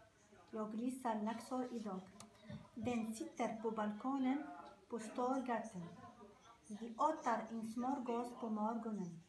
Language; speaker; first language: Swedish; non-native, learner; Arabic